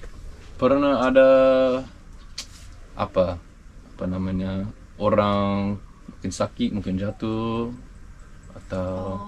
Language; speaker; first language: Indonesian; non-native, learner; English